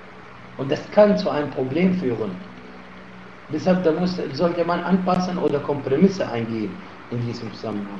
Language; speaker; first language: German; non-native, fluent; Arabic